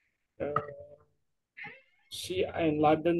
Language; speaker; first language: German; non-native, learner; Indonesian